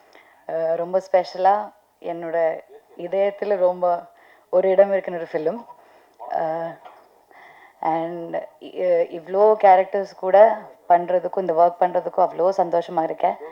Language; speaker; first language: Tamil; non-native, learner; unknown